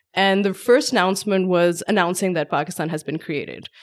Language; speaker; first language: English; non-native, local second language; Urdu